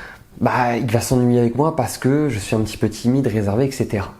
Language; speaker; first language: French; native; French